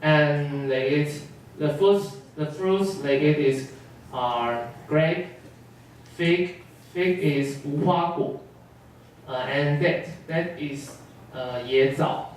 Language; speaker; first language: English; non-native, learner; Chinese